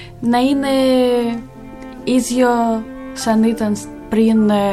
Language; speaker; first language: Greek; non-native, learner; Russian